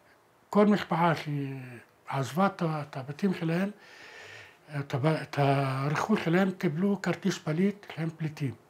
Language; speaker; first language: Hebrew; non-native, local second language; Arabic